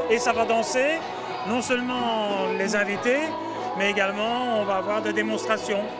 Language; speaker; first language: French; native; French